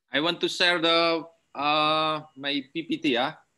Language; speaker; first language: English; non-native, learner; Indonesian